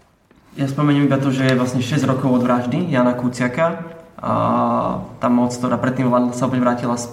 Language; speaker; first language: Slovak; native; Slovak